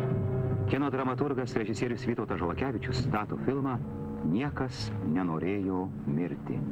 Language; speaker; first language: Lithuanian; native; Lithuanian